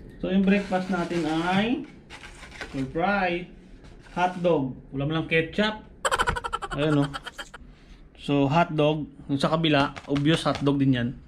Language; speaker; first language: Filipino; non-native, local second language; Hiligaynon